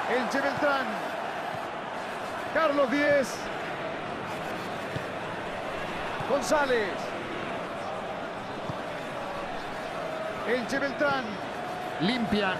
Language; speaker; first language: Spanish; native; Spanish